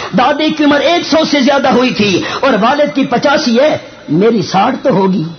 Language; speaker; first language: Urdu; non-native, local second language; Northern Hindko